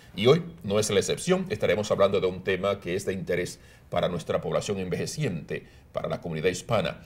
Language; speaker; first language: Spanish; native; Spanish